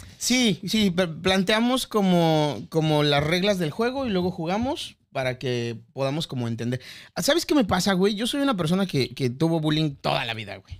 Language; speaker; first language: Spanish; native; Spanish